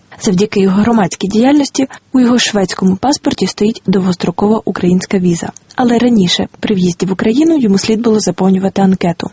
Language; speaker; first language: Ukrainian; native; Ukrainian